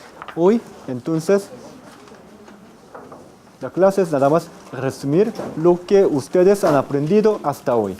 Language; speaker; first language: Spanish; non-native, fluent; Korean